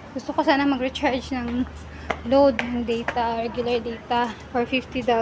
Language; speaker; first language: Filipino; non-native, local second language; Cebuano